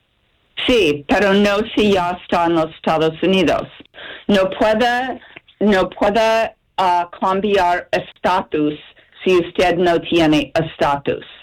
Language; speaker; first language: Spanish; non-native, fluent; English